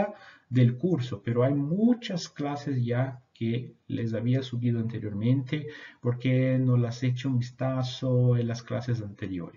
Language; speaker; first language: Spanish; non-native, fluent; Portuguese